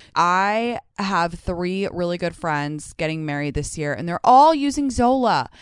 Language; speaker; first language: English; native; English